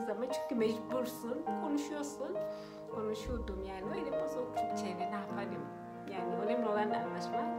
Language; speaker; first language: Turkish; non-native, fluent; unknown